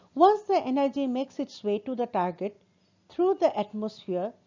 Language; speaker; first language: English; non-native, local second language; Assamese